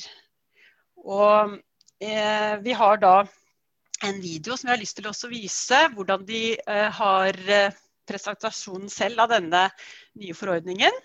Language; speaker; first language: Norwegian; native; Norwegian